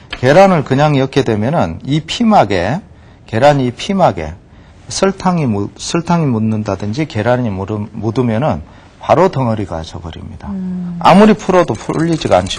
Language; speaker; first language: Korean; native; Korean